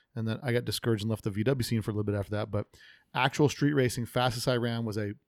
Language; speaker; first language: English; native; English